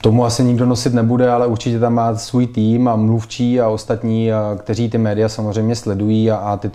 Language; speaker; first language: Czech; native; Czech